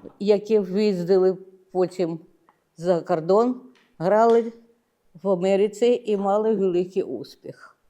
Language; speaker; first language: Ukrainian; non-native, local second language; Russian